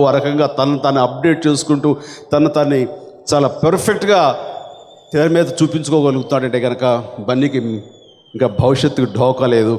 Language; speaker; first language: Telugu; native; Telugu